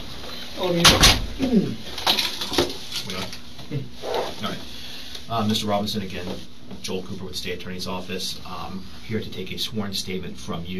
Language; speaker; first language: English; native; English